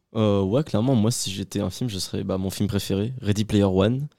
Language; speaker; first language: French; native; French